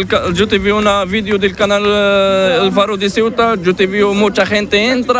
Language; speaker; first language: Spanish; non-native, learner; Arabic